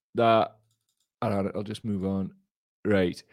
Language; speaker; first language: English; native; English